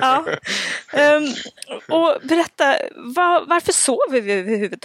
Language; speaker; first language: Swedish; native; Swedish